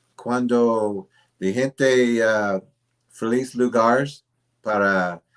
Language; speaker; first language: Spanish; non-native, learner; English